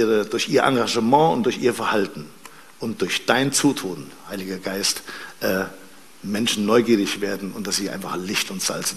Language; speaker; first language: German; native; German